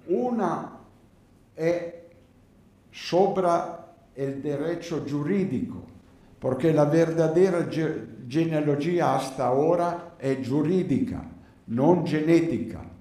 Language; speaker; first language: Spanish; non-native, learner; Italian